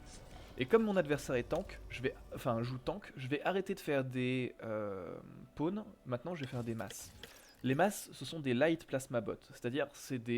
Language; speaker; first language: French; native; French